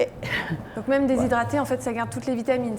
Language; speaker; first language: French; native; French